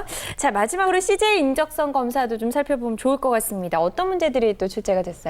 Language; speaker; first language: Korean; native; Korean